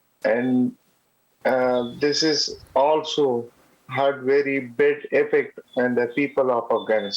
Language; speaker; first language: English; non-native, learner; Pashto